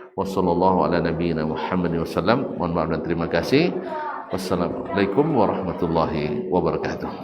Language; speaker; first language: Malay; native; Malay